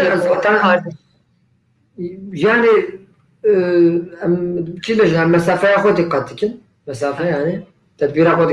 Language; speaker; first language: Kurdish; non-native, local second language; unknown